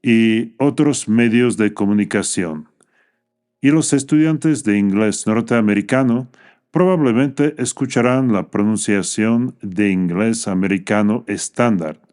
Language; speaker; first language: Spanish; non-native, fluent; English